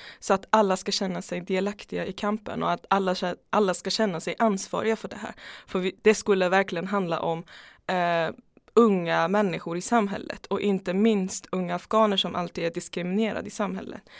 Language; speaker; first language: Swedish; non-native, fluent; Persian